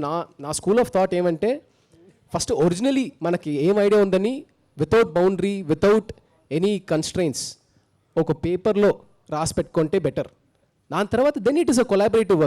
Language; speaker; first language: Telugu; early bilingual, heritage; Telugu